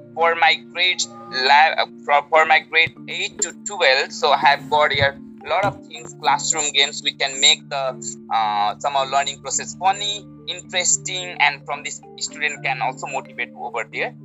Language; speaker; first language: English; non-native, local second language; Nepali